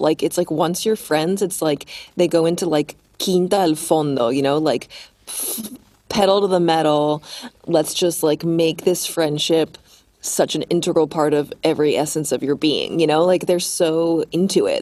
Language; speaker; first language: English; native; English